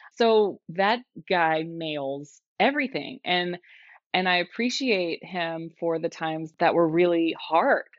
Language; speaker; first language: English; native; English